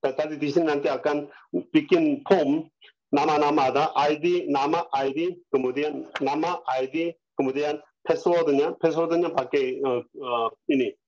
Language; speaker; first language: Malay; non-native, learner; Korean